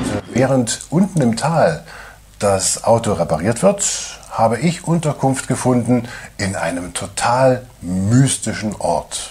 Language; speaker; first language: German; native; German